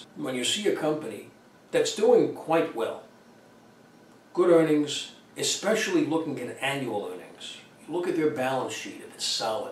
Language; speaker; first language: English; native; English